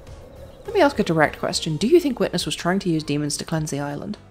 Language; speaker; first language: English; native; English